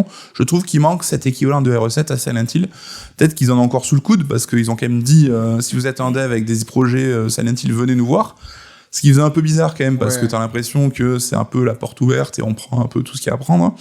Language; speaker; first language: French; native; French